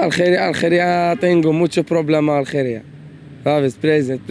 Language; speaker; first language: Spanish; non-native, learner; Arabic